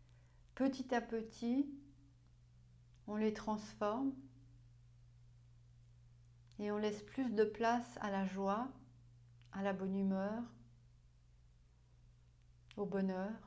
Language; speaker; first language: French; non-native, fluent; German